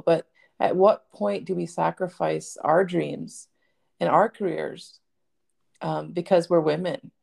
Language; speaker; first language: English; native; English